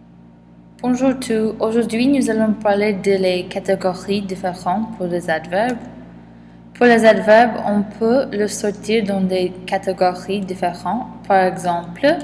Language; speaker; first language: French; non-native, learner; English